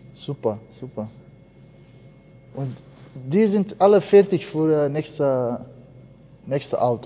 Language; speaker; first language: German; non-native, learner; Bosnian